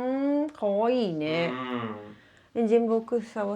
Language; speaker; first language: French; non-native, learner; Japanese